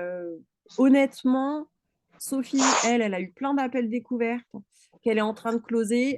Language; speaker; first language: French; native; French